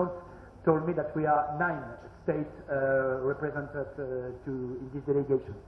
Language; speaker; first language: English; non-native, learner; French